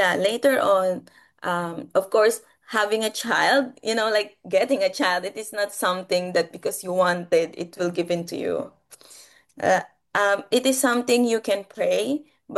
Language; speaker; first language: English; non-native, local second language; Filipino